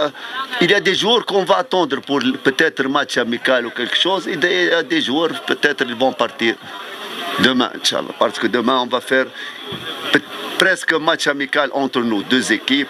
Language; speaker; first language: French; non-native, fluent; Arabic